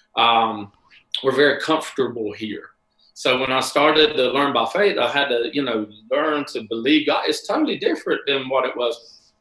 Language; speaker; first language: English; native; English